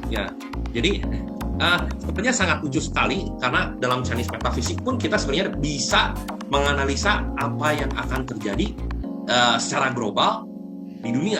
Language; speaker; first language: Indonesian; native; Indonesian